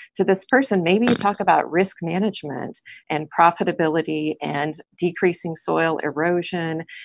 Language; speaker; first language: English; native; English